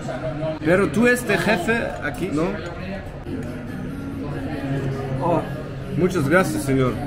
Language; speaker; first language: Spanish; non-native, learner; German